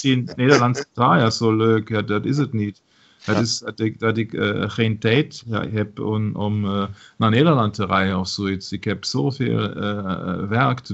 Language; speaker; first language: Dutch; non-native, learner; German